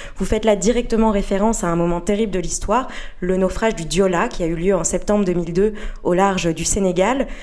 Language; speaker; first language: French; native; French